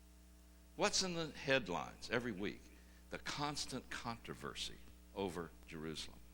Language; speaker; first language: English; native; English